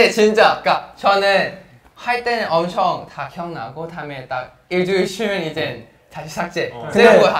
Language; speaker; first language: Korean; non-native, fluent; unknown